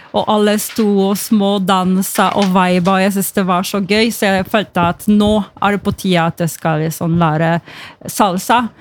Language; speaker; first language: Norwegian; non-native, fluent; Polish